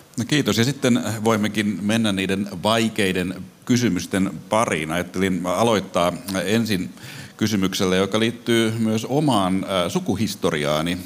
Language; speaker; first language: Finnish; native; Finnish